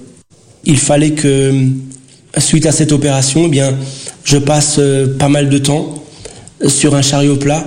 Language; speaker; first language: French; early bilingual, other home language; Portuguese